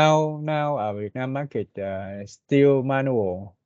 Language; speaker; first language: English; non-native, learner; Vietnamese